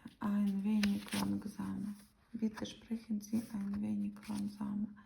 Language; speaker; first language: German; non-native, learner; Ukrainian